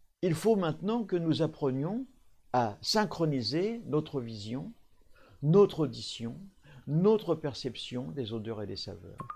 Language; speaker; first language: French; native; French